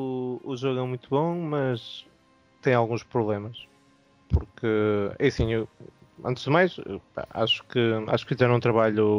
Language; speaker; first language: Portuguese; native; Portuguese